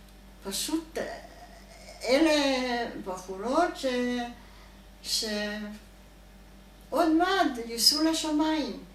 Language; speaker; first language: Hebrew; non-native, fluent; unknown